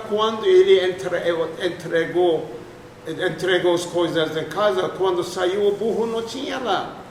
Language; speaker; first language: Portuguese; non-native, fluent; Turkish